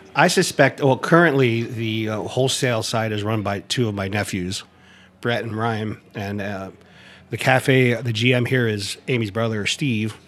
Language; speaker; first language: English; native; English